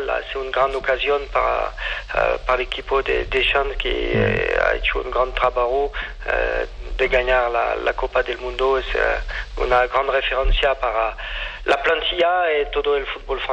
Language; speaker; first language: Spanish; non-native, fluent; French